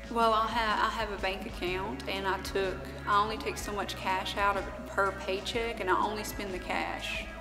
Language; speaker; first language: English; native; English